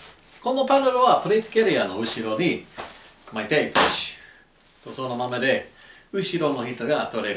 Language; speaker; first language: Japanese; non-native, learner; English